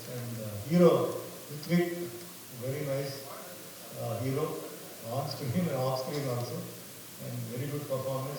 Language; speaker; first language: Kannada; non-native, fluent; Tulu